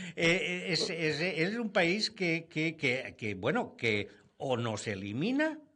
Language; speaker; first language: Spanish; non-native, local second language; Catalan